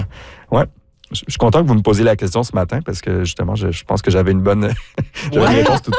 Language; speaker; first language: French; native; French